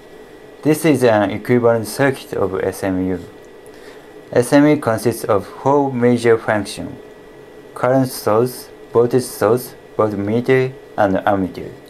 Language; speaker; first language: English; non-native, fluent; Japanese